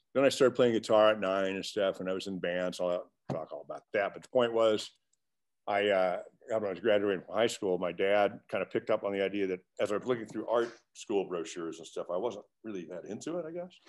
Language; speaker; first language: English; native; English